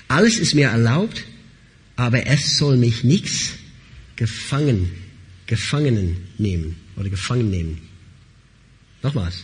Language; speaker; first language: German; non-native, fluent; English